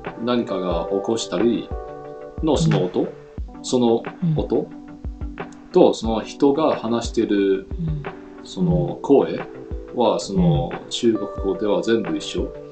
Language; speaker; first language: Japanese; non-native, fluent; Chinese